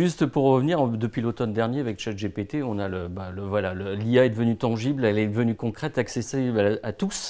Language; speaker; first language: French; native; French